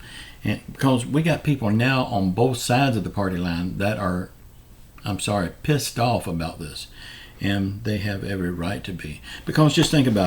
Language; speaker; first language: English; native; English